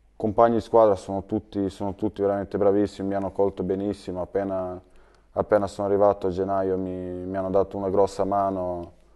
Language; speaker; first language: Italian; early bilingual, other home language; Serbian